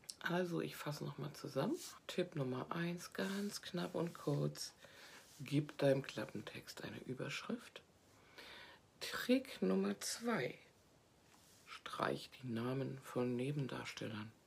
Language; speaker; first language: German; native; German